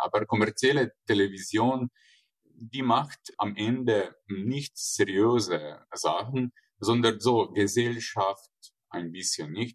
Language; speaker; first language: German; non-native, fluent; Slovenian